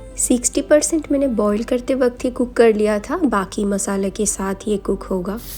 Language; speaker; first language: Hindi; non-native, local second language; Bangla